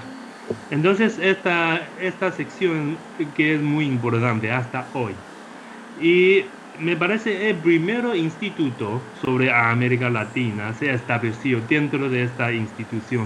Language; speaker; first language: Spanish; non-native, fluent; Chinese